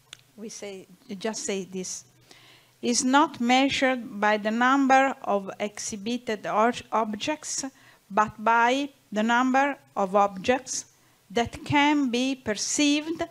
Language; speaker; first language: English; non-native, learner; Italian